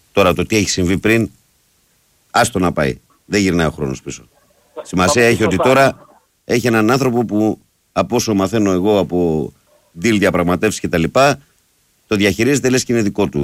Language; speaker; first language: Greek; native; Greek